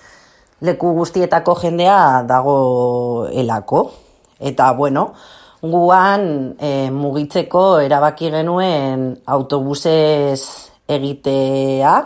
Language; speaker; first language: Basque; non-native, local second language; Spanish